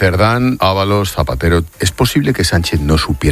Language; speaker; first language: Spanish; native; Spanish